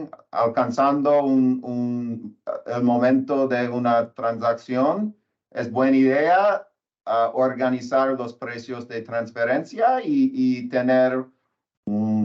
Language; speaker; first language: Spanish; non-native, learner; English